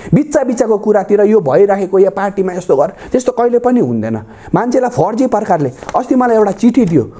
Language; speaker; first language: Nepali; native; Nepali